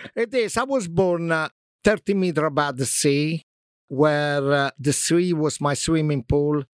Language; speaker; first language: English; non-native, fluent; Italian